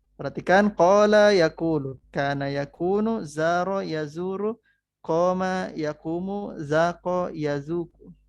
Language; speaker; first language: Arabic; non-native, fluent; Indonesian